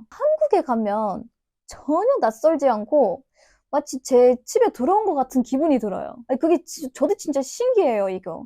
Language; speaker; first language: Korean; non-native, fluent; Turkish